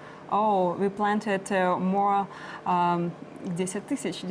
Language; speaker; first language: English; non-native, learner; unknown